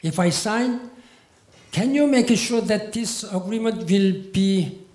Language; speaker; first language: English; non-native, fluent; Korean